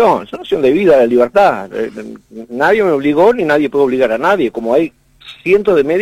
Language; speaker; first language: Spanish; native; Spanish